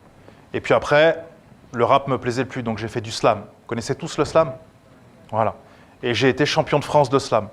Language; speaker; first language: French; native; French